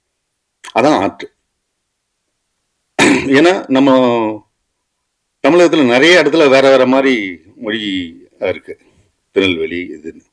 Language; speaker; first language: Tamil; native; Tamil